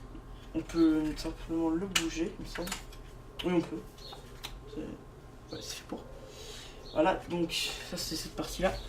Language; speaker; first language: French; native; French